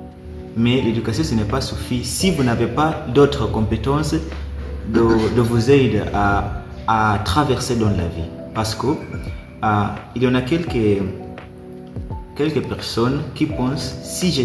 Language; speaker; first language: French; non-native, learner; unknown